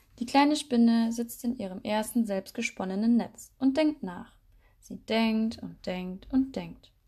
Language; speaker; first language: German; native; German